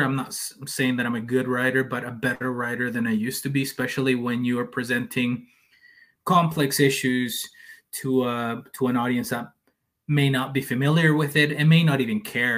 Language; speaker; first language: English; non-native, fluent; Spanish